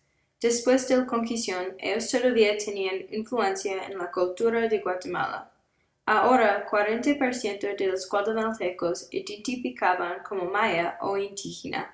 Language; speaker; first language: Spanish; non-native, learner; English